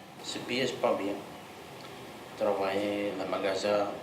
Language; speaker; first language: French; non-native, learner; Arabic